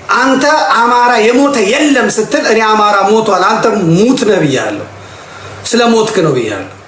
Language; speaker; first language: Amharic; native; Amharic